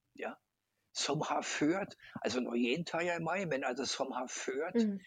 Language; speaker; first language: Norwegian; non-native, fluent; German